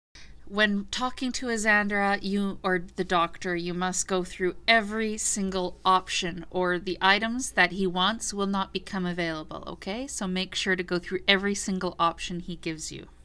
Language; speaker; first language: English; native; English